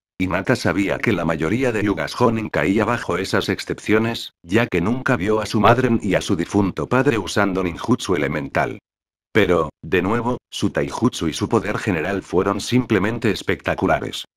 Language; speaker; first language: Spanish; native; Spanish